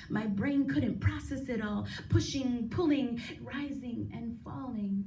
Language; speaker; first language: English; native; English